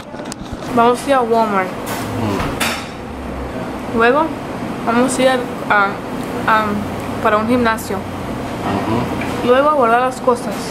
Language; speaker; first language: Spanish; early bilingual, other home language; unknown